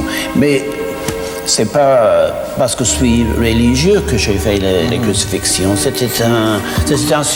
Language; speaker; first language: French; non-native, fluent; English